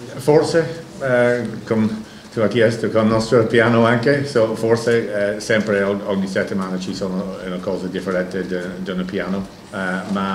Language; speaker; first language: Italian; non-native, learner; English